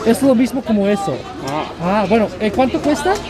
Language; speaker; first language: Spanish; non-native, learner; English